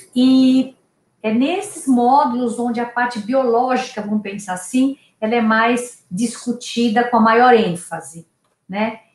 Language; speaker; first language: Portuguese; native; Portuguese